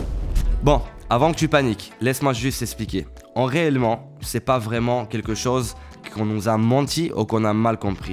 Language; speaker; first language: French; native; French